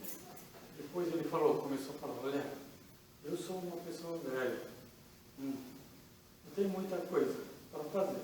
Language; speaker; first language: Portuguese; non-native, learner; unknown